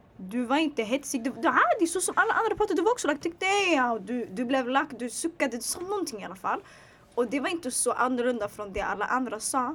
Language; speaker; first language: Swedish; early bilingual, other home language; Tigrinya